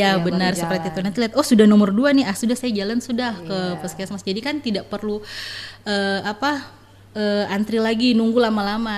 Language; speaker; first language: Indonesian; native; Indonesian